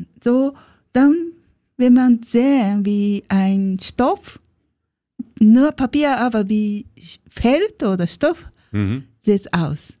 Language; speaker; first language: German; non-native, learner; Japanese